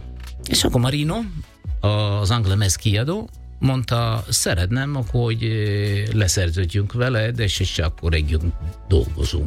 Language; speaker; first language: Hungarian; non-native, learner; Italian